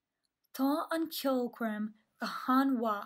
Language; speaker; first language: Irish; non-native, local second language; English